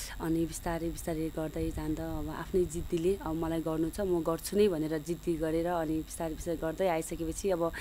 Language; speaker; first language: Nepali; non-native, local second language; Sherpa